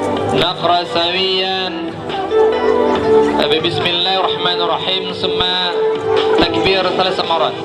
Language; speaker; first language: Arabic; non-native, learner; Indonesian